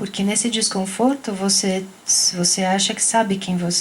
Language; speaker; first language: Portuguese; native; Portuguese